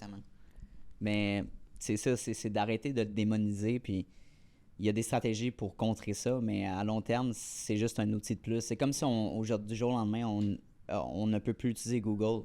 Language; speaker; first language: French; native; French